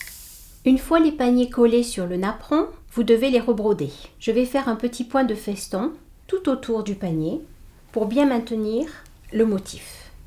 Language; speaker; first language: French; native; French